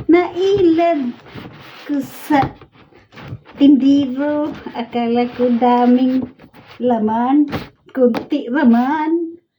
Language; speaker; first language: Filipino; non-native, local second language; Cebuano